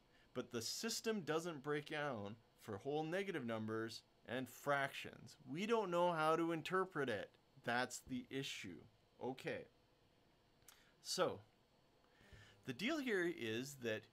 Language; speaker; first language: English; native; English